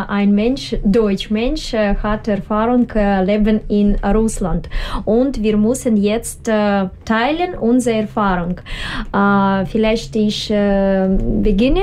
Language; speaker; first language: German; non-native, learner; Russian